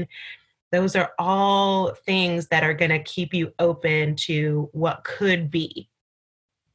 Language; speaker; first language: English; native; English